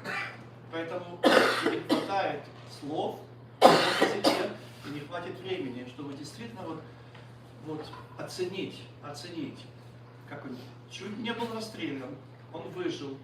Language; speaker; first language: Russian; native; Russian